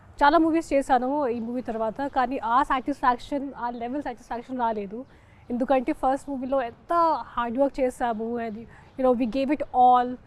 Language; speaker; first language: Telugu; non-native, fluent; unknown